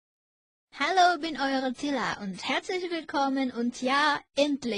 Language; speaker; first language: German; non-native, learner; Chinese